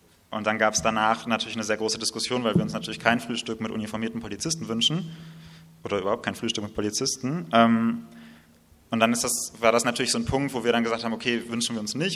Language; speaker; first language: German; native; German